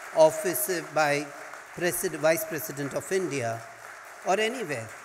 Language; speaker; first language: English; non-native, local second language; Hindi